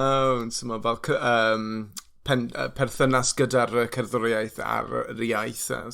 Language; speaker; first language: Welsh; non-native, fluent; English